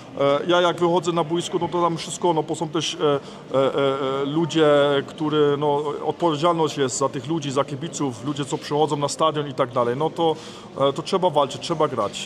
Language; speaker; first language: Polish; early bilingual, heritage; Polish